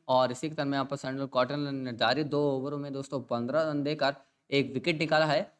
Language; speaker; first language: Hindi; native; Hindi